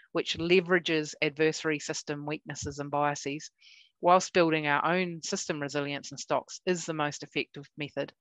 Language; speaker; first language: English; native; English